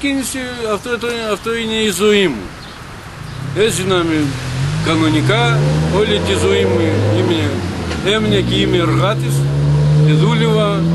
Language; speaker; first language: Greek; non-native, learner; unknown